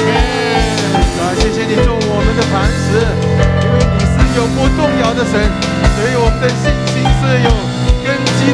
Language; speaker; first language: Chinese; native; Chinese